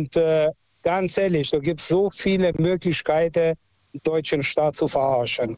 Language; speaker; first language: German; non-native, local second language; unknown